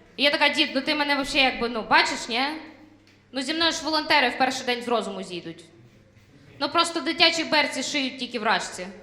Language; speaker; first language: Ukrainian; non-native, local second language; Russian